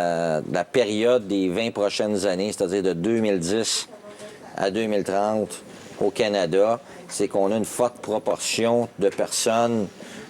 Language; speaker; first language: French; native; French